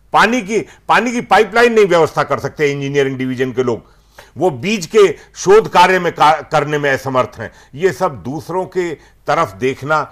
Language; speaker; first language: Hindi; native; Hindi